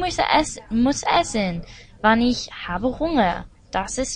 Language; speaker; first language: German; non-native, learner; English